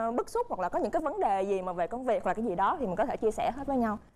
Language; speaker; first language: Vietnamese; native; Vietnamese